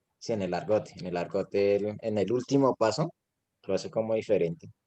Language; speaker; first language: Spanish; native; Spanish